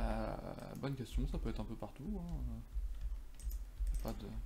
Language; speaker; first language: French; native; French